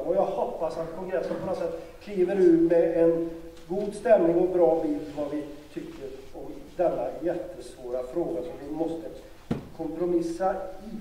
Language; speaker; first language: Swedish; native; Swedish